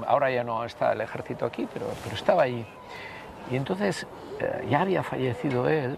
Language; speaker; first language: Spanish; native; Spanish